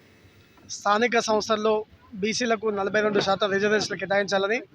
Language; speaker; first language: Telugu; native; Telugu